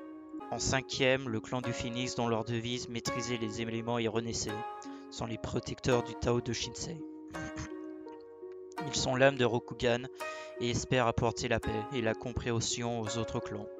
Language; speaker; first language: French; native; French